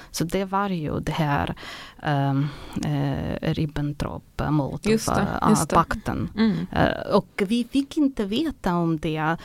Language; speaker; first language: Swedish; non-native, fluent; Ukrainian